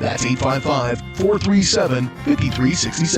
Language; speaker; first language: English; native; English